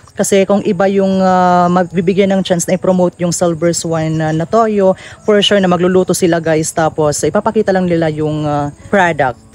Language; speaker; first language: Filipino; non-native, local second language; Waray